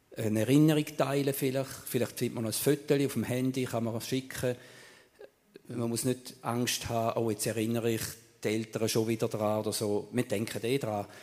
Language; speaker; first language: German; native; German